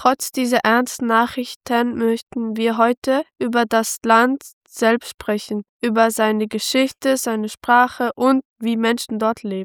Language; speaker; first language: German; early bilingual, other home language; Pashto